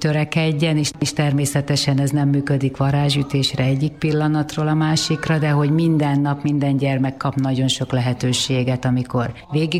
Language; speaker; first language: Hungarian; native; Hungarian